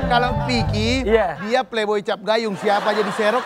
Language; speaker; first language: Indonesian; native; Indonesian